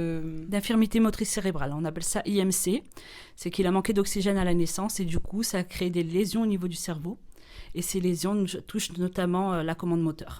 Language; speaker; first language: French; native; French